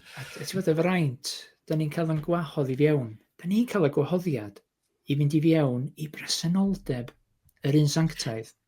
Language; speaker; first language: Welsh; native; Welsh